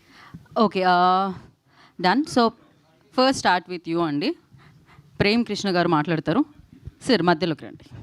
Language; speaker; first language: Telugu; native; Telugu